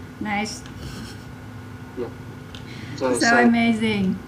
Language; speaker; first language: English; non-native, learner; Vietnamese